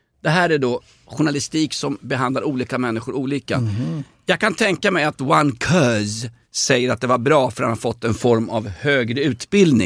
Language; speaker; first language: Swedish; native; Swedish